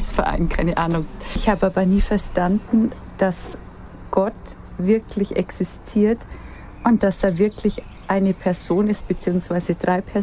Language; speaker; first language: German; native; German